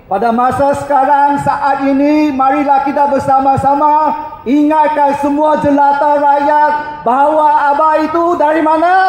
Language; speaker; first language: Malay; non-native, local second language; Chinese